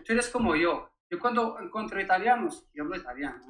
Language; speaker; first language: Spanish; early bilingual, other home language; Arabic